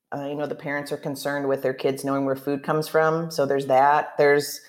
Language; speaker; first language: English; native; English